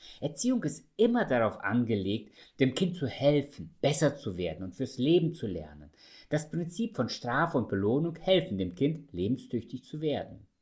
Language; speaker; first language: German; early bilingual, other home language; Russian